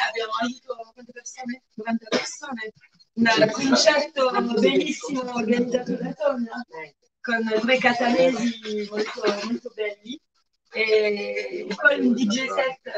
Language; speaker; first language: Italian; native; Italian